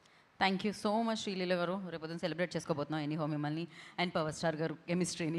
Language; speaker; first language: Telugu; native; Telugu